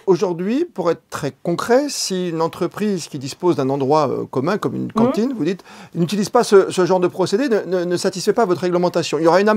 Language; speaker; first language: French; native; French